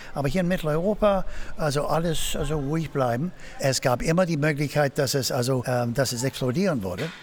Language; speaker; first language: German; non-native, fluent; English